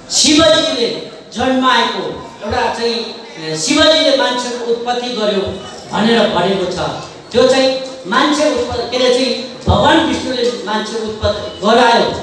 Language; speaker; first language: Nepali; non-native, local second language; Eastern Tamang